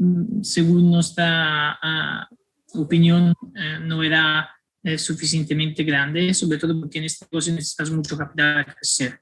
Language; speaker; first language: Spanish; non-native, fluent; Italian